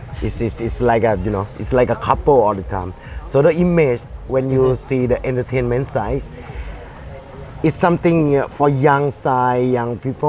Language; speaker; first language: English; non-native, fluent; Thai